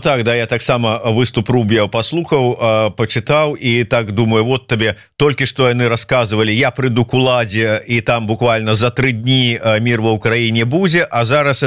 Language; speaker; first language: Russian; non-native, local second language; Belarusian